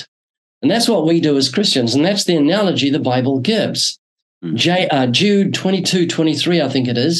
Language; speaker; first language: English; native; English